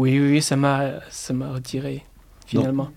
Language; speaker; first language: French; non-native, fluent; Chinese